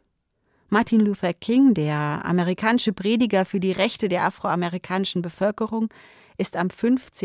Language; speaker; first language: German; native; German